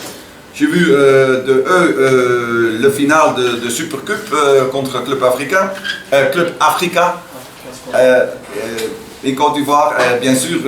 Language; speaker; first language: French; non-native, learner; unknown